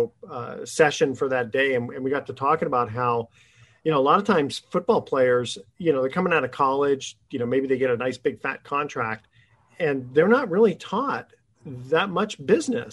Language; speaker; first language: English; native; English